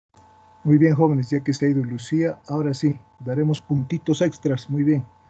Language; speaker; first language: Spanish; native; Spanish